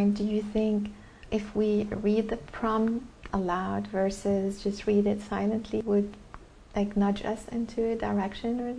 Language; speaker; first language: English; non-native, fluent; Arabic